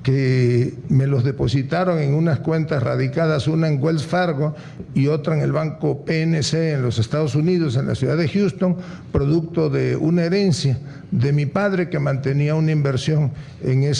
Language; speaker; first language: Spanish; native; Spanish